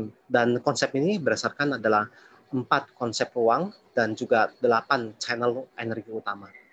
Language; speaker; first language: Indonesian; early bilingual, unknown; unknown